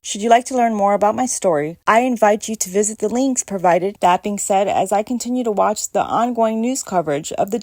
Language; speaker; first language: English; native; English